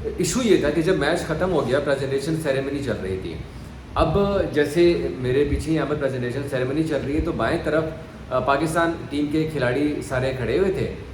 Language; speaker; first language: Urdu; non-native, local second language; Punjabi